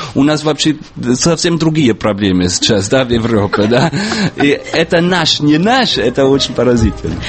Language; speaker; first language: Russian; non-native, fluent; German